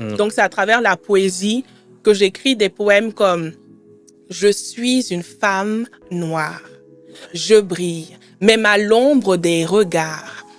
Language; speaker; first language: French; early bilingual, other home language; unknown